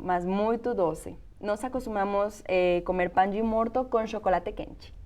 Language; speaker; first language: Portuguese; non-native, fluent; Spanish